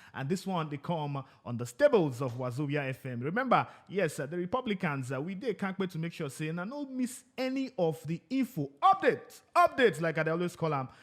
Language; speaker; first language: Nigerian Pidgin; non-native, local second language; Igbo